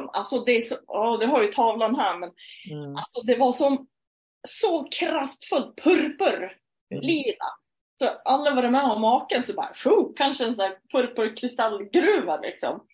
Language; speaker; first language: Swedish; native; Swedish